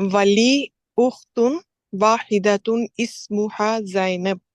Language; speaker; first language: Arabic; non-native, learner; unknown